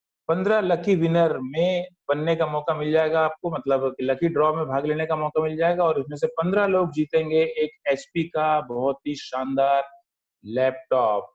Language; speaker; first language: Hindi; native; Hindi